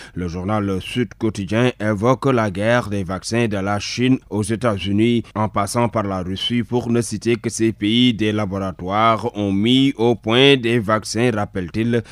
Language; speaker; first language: French; non-native, local second language; Wolof